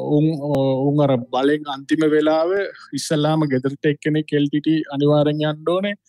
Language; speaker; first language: Sinhala; non-native, local second language; Tamil